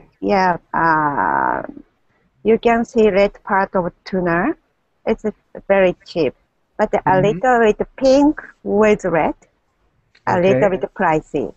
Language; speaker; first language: English; non-native, learner; Japanese